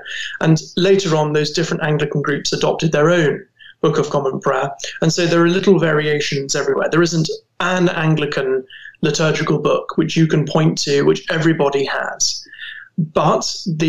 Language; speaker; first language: English; native; English